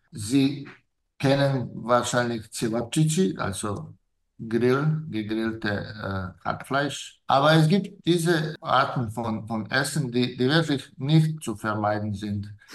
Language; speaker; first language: German; non-native, fluent; Serbian